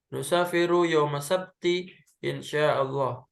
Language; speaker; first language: Arabic; non-native, fluent; Indonesian